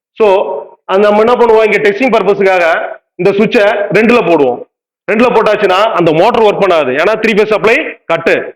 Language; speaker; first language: Tamil; native; Tamil